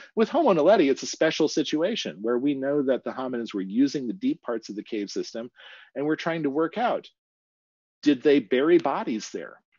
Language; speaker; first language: English; native; English